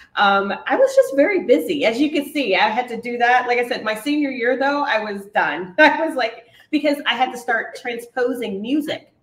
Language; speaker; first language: English; native; English